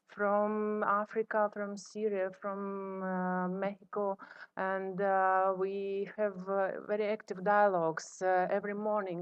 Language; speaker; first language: English; non-native, fluent; Russian